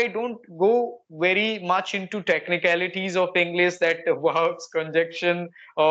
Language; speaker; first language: English; non-native, local second language; Hindi